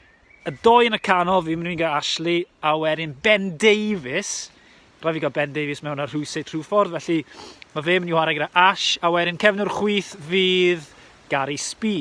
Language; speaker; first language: Welsh; native; Welsh